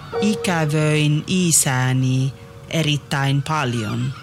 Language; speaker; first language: Finnish; non-native, learner; Italian